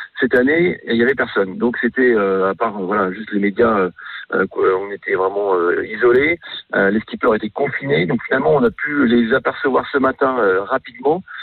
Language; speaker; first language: French; native; French